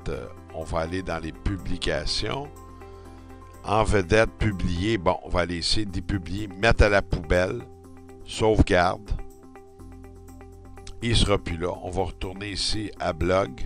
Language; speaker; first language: French; native; French